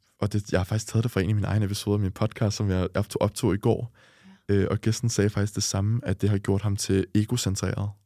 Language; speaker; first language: Danish; native; Danish